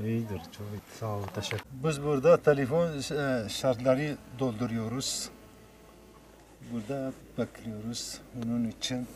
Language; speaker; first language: Turkish; non-native, local second language; Kurdish